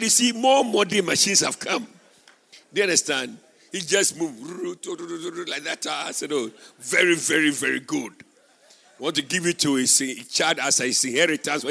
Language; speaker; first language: English; non-native, local second language; Akan